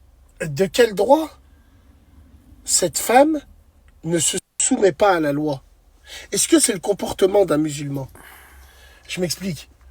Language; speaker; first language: French; native; French